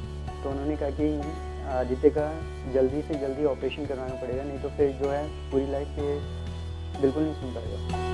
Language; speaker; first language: Hindi; native; Hindi